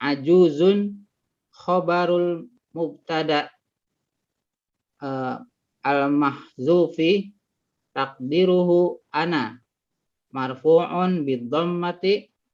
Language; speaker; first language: Arabic; non-native, learner; Indonesian